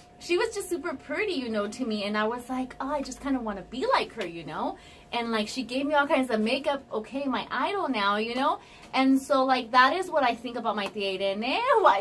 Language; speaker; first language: English; early bilingual, other home language; Spanish